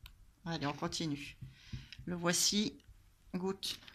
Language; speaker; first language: French; native; French